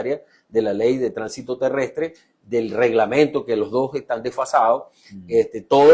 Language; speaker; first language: Spanish; native; Spanish